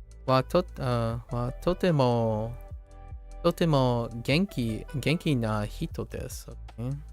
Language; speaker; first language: Japanese; non-native, learner; English